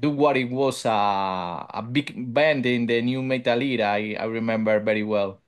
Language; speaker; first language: English; non-native, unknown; Spanish